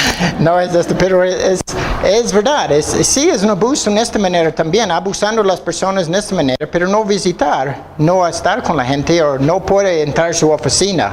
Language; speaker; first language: Spanish; non-native, fluent; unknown